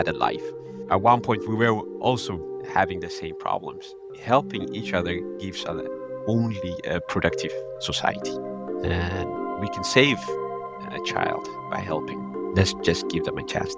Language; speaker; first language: English; non-native, fluent; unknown